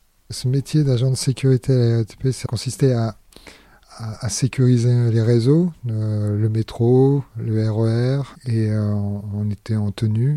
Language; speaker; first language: French; native; French